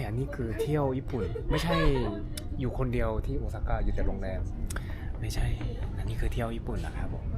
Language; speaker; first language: Thai; non-native, fluent; Korean